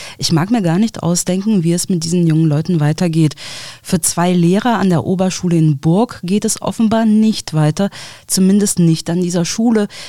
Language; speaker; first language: German; early bilingual, other home language; Russian